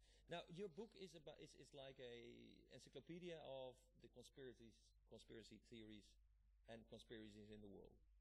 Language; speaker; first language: English; non-native, fluent; Dutch